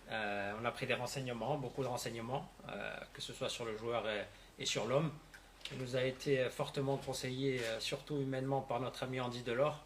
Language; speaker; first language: French; native; French